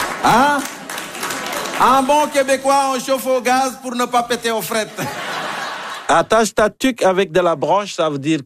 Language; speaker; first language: French; native; French